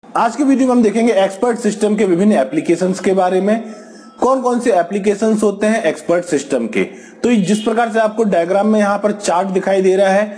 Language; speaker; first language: Hindi; non-native, local second language; Punjabi